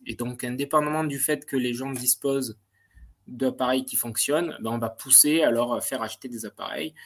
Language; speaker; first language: French; native; French